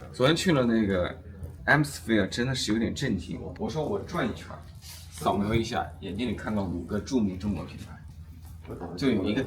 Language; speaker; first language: Chinese; native; Chinese